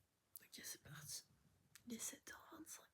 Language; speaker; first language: French; native; French